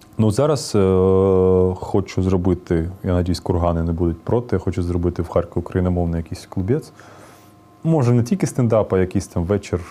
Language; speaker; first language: Ukrainian; non-native, local second language; Russian